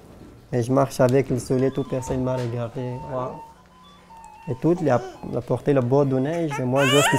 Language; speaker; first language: French; non-native, learner; Kurdish